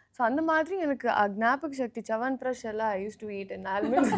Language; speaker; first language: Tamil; non-native, learner; Telugu